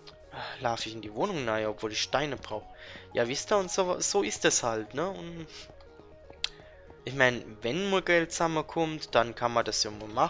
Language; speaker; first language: German; native; German